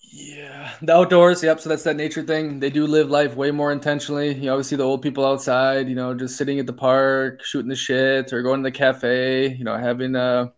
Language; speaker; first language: English; native; English